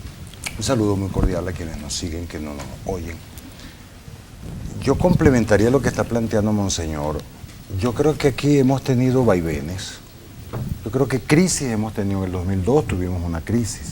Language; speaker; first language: Spanish; native; Spanish